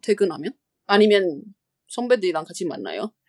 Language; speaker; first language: Korean; non-native, fluent; Chinese